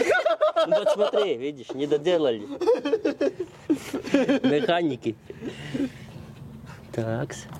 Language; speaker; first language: Russian; non-native, local second language; Latvian